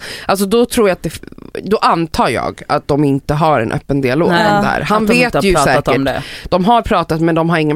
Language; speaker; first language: Swedish; native; Swedish